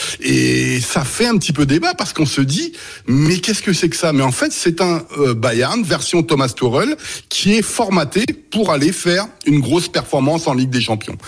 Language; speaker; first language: French; native; French